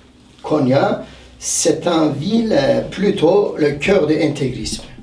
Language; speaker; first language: French; non-native, fluent; Turkish